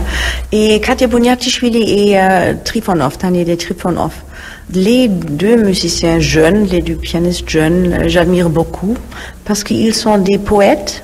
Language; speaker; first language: French; non-native, fluent; German